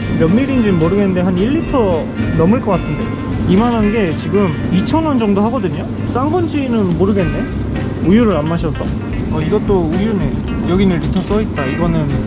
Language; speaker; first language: Korean; native; Korean